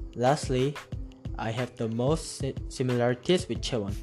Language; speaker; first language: English; early bilingual, other home language; Korean